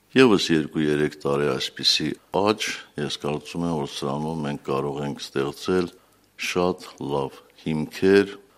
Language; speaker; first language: Armenian; native; Armenian